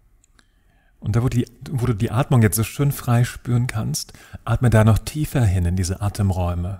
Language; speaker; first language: German; native; German